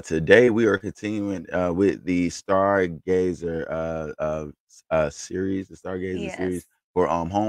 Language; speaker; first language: English; native; English